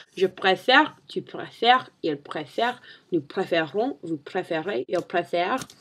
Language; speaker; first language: French; non-native, learner; English